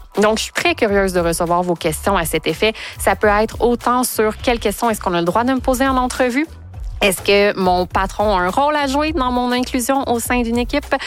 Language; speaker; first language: French; native; French